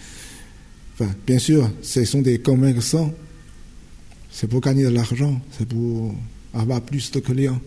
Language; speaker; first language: French; non-native, fluent; Chinese